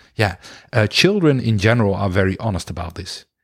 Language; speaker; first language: English; non-native, fluent; Dutch